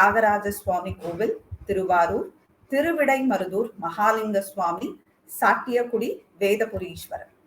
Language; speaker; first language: Japanese; non-native, learner; Tamil